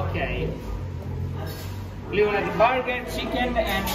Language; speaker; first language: English; non-native, learner; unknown